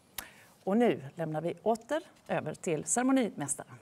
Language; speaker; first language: Swedish; native; Swedish